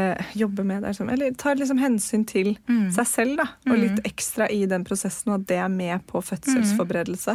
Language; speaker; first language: Norwegian; native; Norwegian